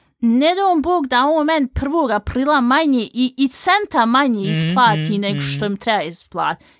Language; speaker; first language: Bosnian; early bilingual, heritage; Bosnian